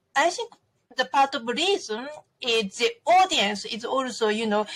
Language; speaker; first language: English; non-native, fluent; Japanese